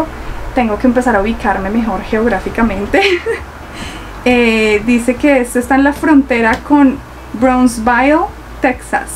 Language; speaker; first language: Spanish; native; Spanish